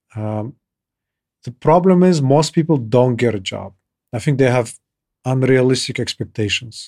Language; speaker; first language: English; non-native, fluent; Kyrgyz